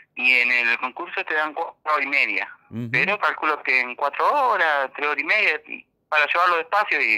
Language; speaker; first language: Spanish; native; Spanish